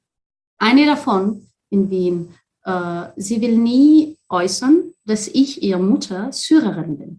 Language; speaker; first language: German; non-native, fluent; Arabic